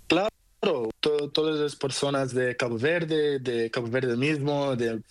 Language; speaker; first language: Spanish; non-native, learner; Portuguese